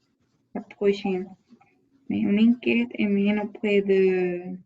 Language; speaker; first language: French; non-native, learner; Spanish